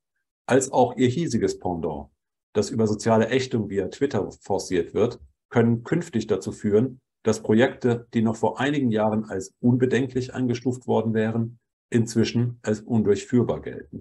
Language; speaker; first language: German; native; German